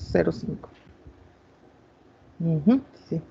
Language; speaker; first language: Spanish; native; Spanish